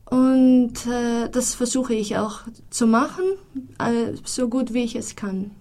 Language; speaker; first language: German; non-native, fluent; Greek